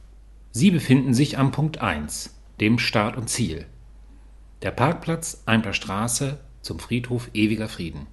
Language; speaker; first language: German; native; German